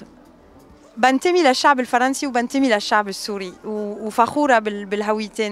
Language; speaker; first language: Arabic; native; Arabic